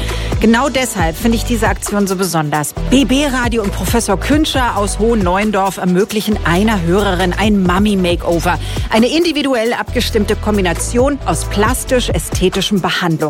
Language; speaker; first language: German; native; German